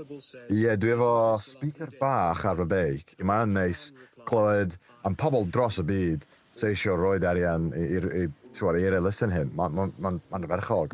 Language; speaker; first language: Welsh; non-native, local second language; English